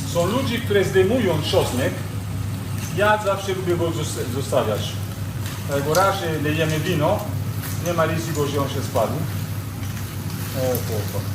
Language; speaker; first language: Polish; non-native, learner; Italian